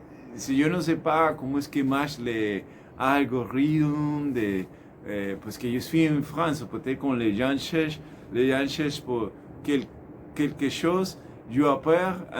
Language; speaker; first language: French; non-native, learner; Spanish